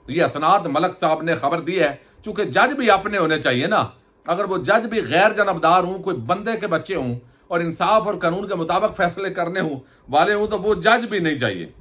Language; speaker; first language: Urdu; native; Urdu